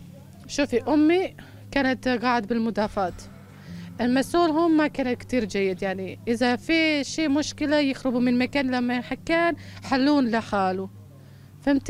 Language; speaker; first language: Arabic; non-native, learner; Bosnian